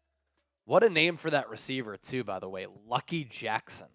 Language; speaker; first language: English; native; English